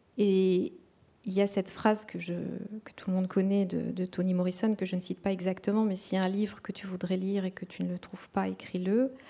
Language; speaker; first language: French; non-native, local second language; Kinyarwanda